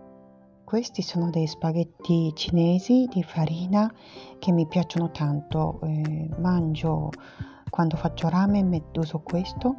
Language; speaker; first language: Italian; non-native, learner; Japanese